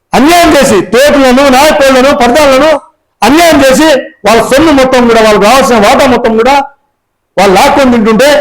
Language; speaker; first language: Telugu; non-native, local second language; Lambadi